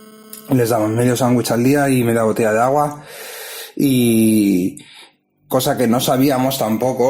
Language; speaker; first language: Spanish; native; Spanish